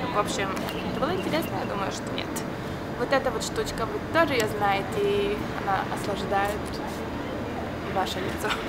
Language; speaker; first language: Russian; early bilingual, heritage; Russian